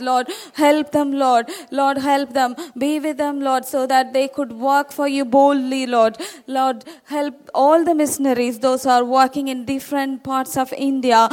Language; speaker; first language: English; non-native, local second language; Tamil